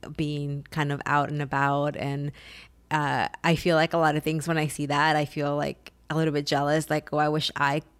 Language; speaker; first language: English; early bilingual, other home language; Spanish